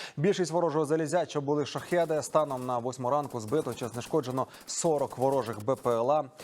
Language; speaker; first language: Ukrainian; native; Ukrainian